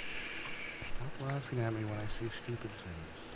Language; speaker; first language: English; native; English